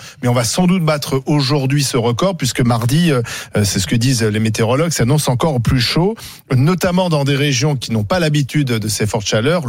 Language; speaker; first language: French; native; French